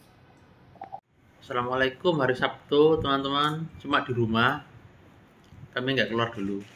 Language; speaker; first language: Indonesian; non-native, local second language; Javanese